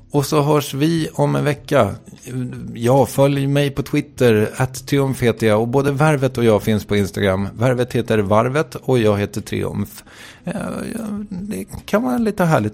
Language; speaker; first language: Swedish; native; Swedish